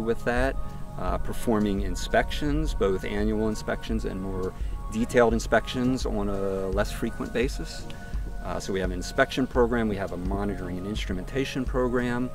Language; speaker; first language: English; native; English